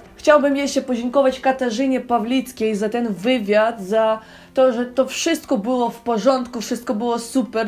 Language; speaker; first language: Polish; non-native, learner; Ukrainian